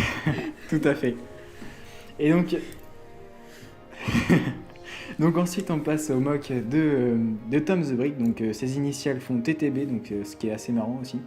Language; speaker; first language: French; native; French